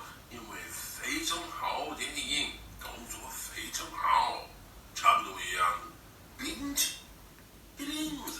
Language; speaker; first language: Chinese; non-native, learner; English